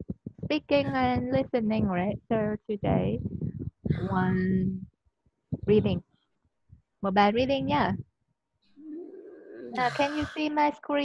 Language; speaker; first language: English; non-native, fluent; Vietnamese